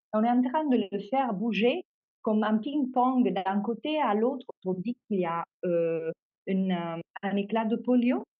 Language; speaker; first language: French; non-native, fluent; Italian